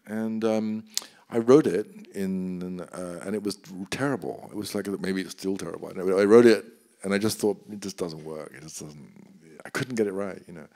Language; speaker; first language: English; native; English